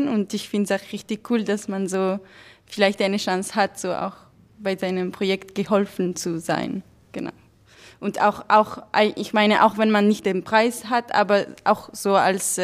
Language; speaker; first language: German; non-native, fluent; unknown